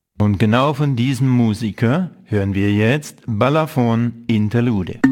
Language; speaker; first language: German; native; German